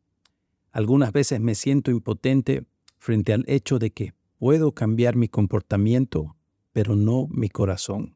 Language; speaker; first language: Spanish; native; Spanish